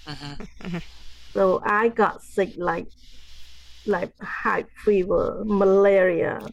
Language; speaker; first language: English; non-native, fluent; Khmer